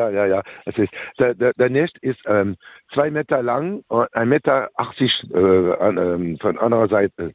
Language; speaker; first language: German; non-native, learner; French